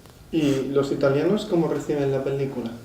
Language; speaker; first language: Spanish; native; Spanish